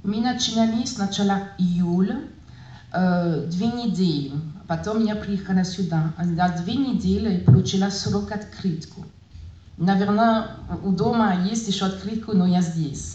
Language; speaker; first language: Russian; non-native, learner; French